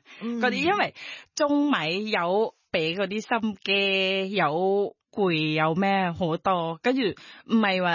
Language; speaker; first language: Cantonese; non-native, fluent; Thai